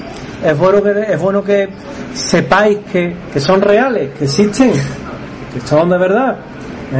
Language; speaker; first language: Spanish; native; Spanish